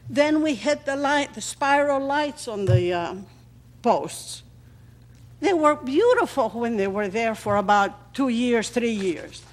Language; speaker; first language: English; non-native, fluent; Greek